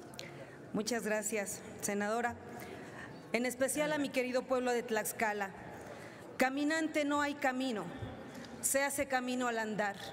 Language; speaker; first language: Spanish; native; Spanish